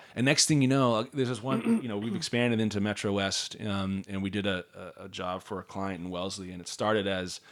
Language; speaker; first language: English; native; English